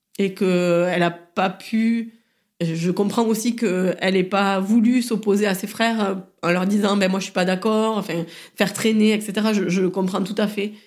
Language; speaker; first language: French; native; French